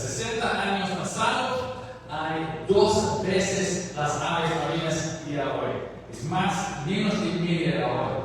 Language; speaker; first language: Spanish; non-native, learner; English